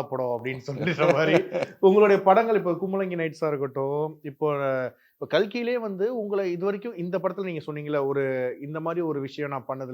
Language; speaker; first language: Tamil; native; Tamil